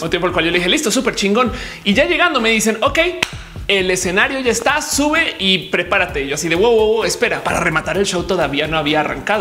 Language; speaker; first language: Spanish; native; Spanish